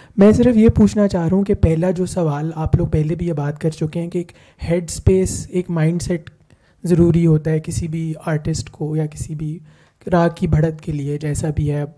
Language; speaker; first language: Urdu; native; Urdu